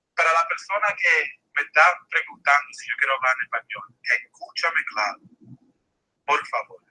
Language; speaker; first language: Spanish; early bilingual, heritage; Spanish